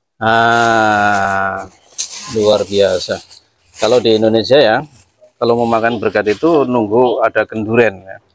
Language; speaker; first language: Indonesian; native; Indonesian